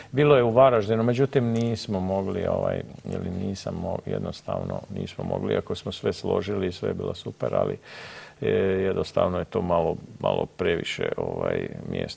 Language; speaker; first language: Croatian; native; Croatian